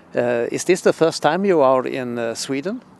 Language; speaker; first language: English; non-native, fluent; Swedish